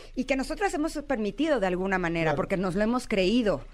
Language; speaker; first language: Spanish; native; Spanish